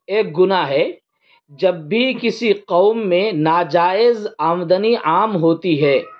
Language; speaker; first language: Urdu; native; Urdu